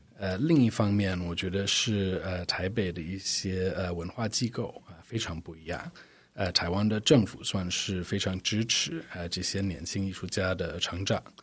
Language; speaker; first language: Chinese; non-native, fluent; English